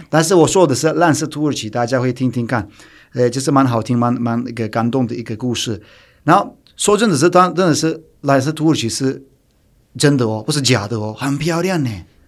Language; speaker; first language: Chinese; non-native, fluent; Turkish